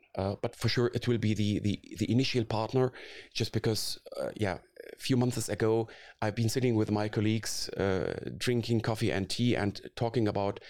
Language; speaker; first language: English; non-native, fluent; Arabic